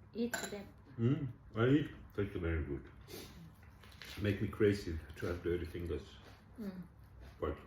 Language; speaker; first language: English; non-native, learner; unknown